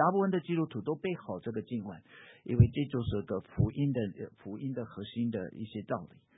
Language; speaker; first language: Chinese; non-native, fluent; English